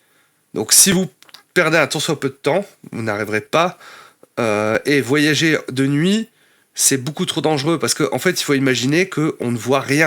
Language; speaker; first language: French; native; French